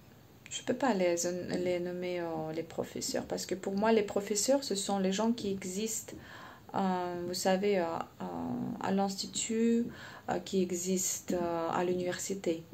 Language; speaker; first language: French; non-native, fluent; Russian